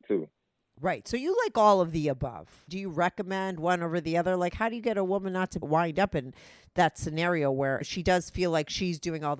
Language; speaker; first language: English; native; English